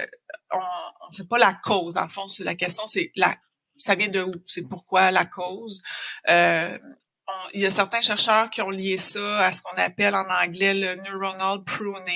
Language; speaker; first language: French; native; French